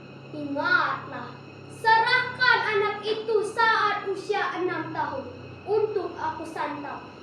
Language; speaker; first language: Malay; non-native, local second language; Balinese